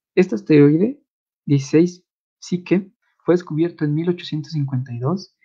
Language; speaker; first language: Spanish; native; Spanish